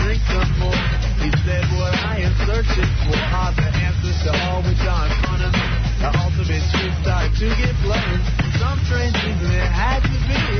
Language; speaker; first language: English; native; English